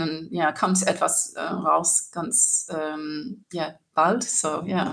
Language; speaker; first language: German; non-native, learner; English